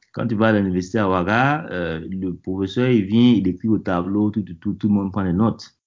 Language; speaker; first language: French; non-native, local second language; Mossi